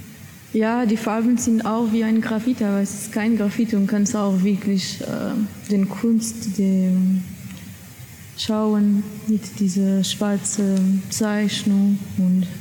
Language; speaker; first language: German; non-native, learner; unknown